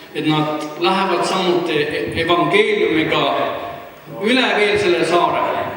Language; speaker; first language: Estonian; native; Estonian